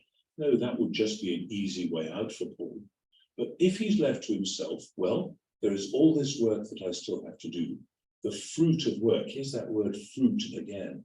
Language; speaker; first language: English; native; English